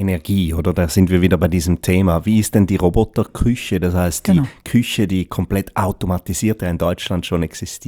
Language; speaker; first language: German; native; German